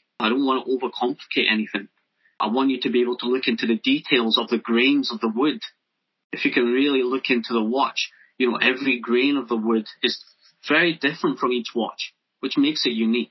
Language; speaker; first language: English; native; English